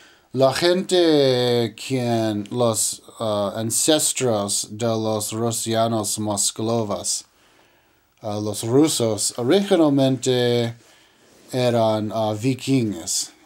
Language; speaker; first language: Spanish; non-native, learner; English